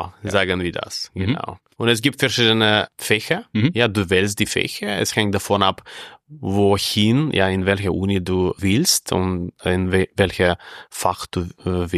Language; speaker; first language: German; non-native, fluent; Russian